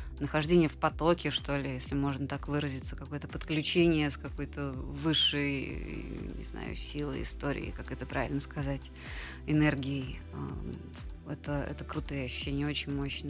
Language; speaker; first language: Russian; native; Russian